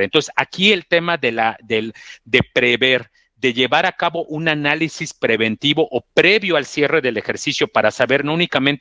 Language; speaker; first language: Spanish; native; Spanish